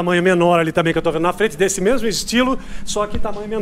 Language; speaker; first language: Portuguese; native; Portuguese